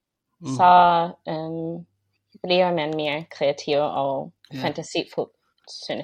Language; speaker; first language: Danish; non-native, fluent; English